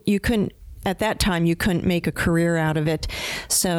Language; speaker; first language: English; native; English